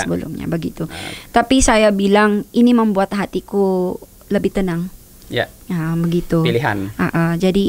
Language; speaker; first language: Indonesian; non-native, learner; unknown